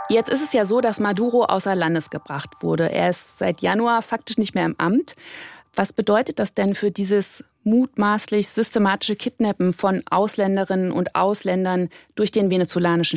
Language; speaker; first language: German; native; German